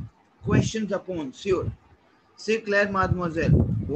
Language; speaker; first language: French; non-native, learner; Hindi